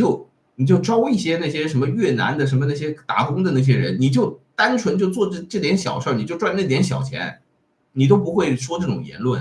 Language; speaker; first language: Chinese; native; Chinese